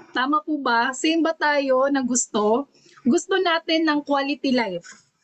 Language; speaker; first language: Filipino; non-native, local second language; Cebuano